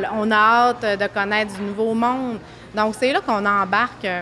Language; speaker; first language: French; native; French